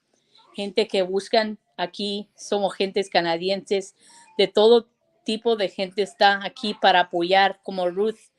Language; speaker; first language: Spanish; early bilingual, heritage; Spanish